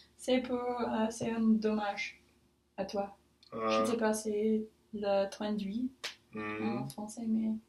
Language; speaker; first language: French; non-native, learner; English